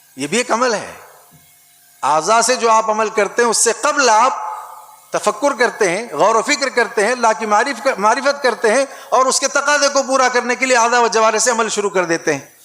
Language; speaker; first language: Urdu; native; Urdu